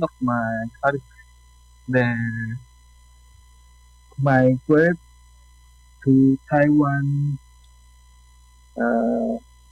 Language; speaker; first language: English; non-native, learner; Chinese